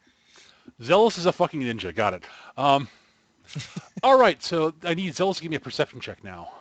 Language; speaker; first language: English; native; English